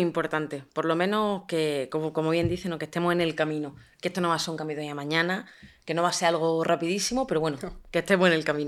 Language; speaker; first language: Spanish; native; Spanish